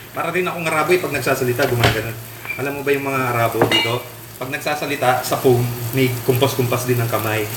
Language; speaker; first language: Filipino; non-native, local second language; Pampanga